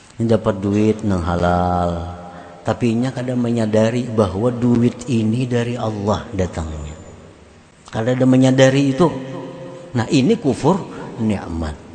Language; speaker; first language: Indonesian; non-native, local second language; Banjar